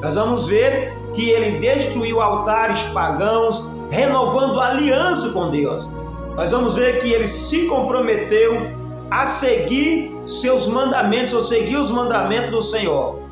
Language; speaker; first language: Portuguese; native; Portuguese